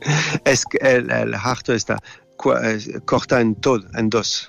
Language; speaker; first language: Spanish; non-native, learner; French